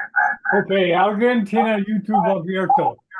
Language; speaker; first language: Spanish; non-native, learner; English